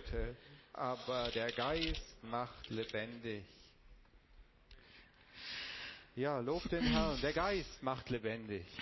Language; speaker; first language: German; non-native, fluent; Romanian